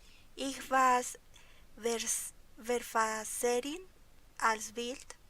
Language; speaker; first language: German; non-native, learner; Spanish